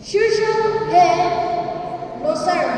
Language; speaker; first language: Hindi; non-native, local second language; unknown